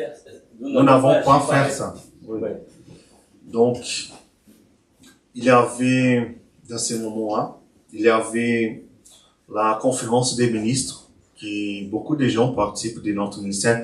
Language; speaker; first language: French; non-native, learner; Portuguese